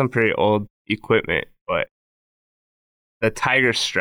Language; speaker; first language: English; native; English